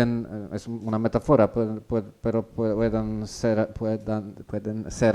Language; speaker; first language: Spanish; non-native, learner; Polish